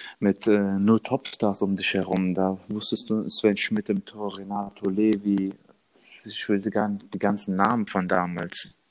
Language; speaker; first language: German; early bilingual, other home language; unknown